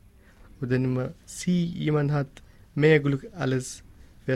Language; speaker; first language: German; non-native, learner; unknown